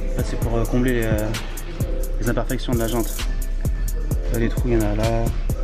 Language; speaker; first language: French; native; French